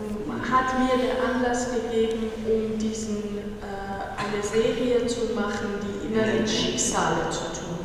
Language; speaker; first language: German; non-native, fluent; Persian